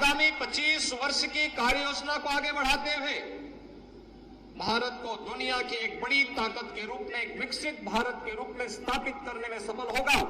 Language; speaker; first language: Hindi; native; Hindi